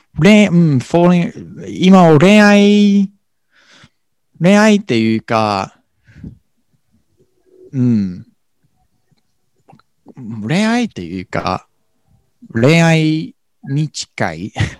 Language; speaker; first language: Japanese; non-native, fluent; English